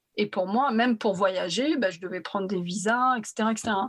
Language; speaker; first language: French; early bilingual, other home language; Arabic